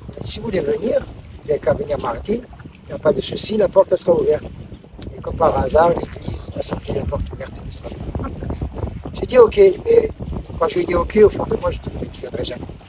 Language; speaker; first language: French; non-native, local second language; Arabic